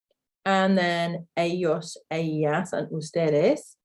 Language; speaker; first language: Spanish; non-native, fluent; English